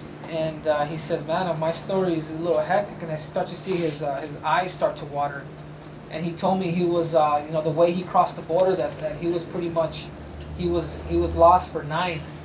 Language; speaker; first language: English; early bilingual, other home language; Spanish